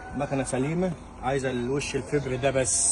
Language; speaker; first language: Arabic; native; Arabic